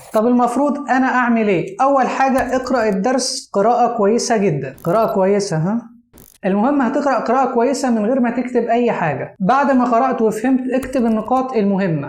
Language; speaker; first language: Arabic; native; Arabic